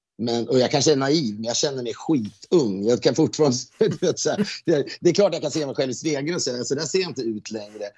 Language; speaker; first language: Swedish; native; Swedish